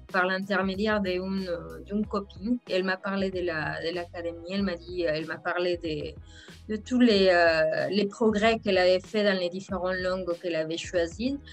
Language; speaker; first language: French; non-native, fluent; Spanish